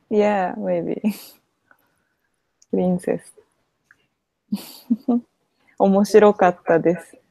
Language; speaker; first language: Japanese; non-native, fluent; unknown